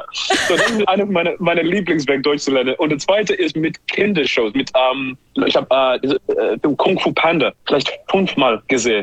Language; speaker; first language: German; non-native, learner; English